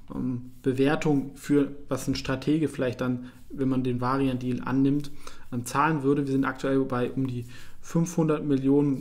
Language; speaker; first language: German; native; German